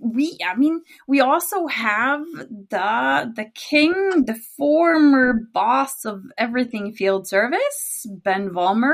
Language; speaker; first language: English; non-native, fluent; Norwegian